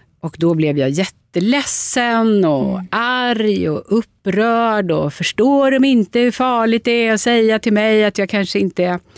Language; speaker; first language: Swedish; native; Swedish